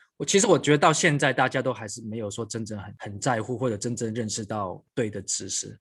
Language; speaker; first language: Chinese; non-native, local second language; Cantonese